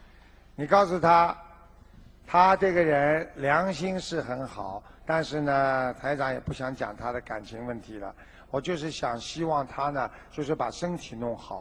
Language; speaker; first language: Chinese; native; Chinese